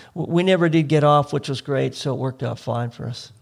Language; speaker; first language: English; native; English